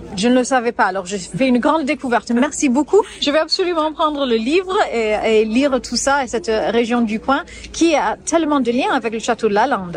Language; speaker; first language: French; non-native, fluent; English